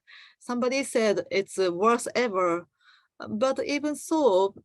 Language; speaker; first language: English; non-native, learner; Japanese